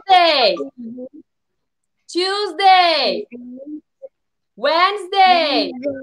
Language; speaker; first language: English; non-native, fluent; Turkish